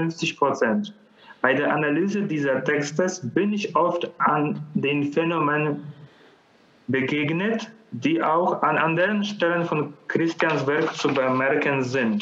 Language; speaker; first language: German; non-native, fluent; Polish